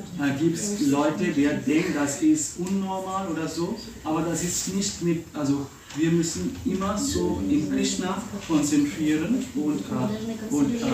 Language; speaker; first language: German; non-native, learner; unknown